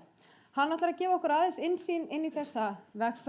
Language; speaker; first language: Icelandic; native; Icelandic